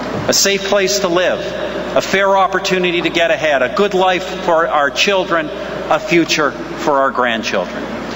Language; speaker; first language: English; native; English